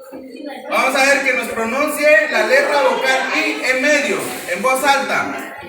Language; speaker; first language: Spanish; non-native, local second language; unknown